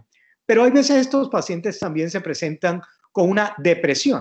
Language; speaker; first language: Spanish; native; Spanish